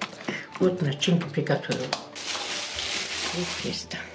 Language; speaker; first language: Russian; non-native, local second language; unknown